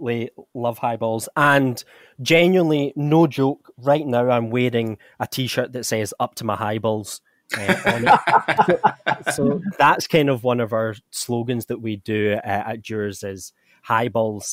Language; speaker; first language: English; native; English